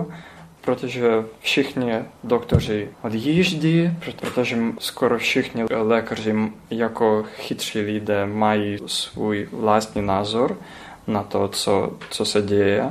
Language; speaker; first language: Czech; non-native, learner; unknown